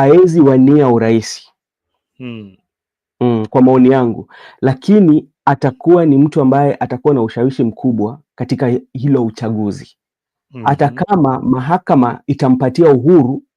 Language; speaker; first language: Swahili; non-native, local second language; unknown